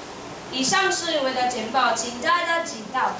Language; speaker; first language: Chinese; non-native, learner; Vietnamese